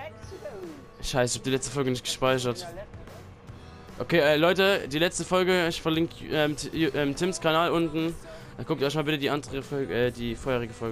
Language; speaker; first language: German; native; German